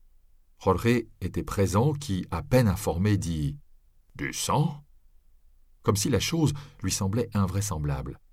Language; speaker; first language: French; native; French